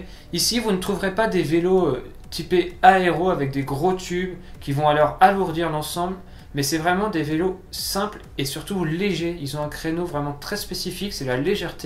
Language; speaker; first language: French; native; French